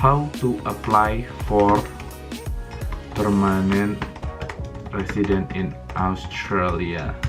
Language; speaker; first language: English; non-native, learner; Indonesian